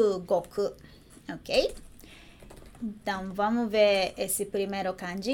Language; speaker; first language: Portuguese; non-native, learner; Japanese